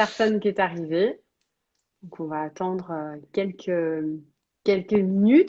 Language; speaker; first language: French; native; French